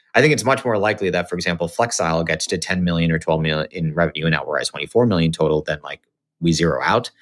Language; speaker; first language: English; native; English